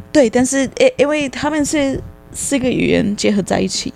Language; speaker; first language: Chinese; non-native, fluent; English